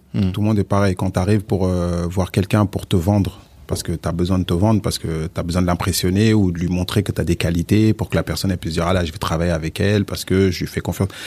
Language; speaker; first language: French; early bilingual, other home language; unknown